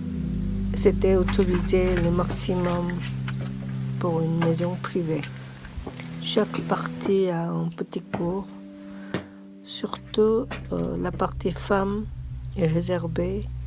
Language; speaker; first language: French; non-native, learner; Korean